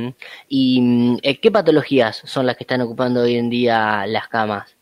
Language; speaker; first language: Spanish; native; Spanish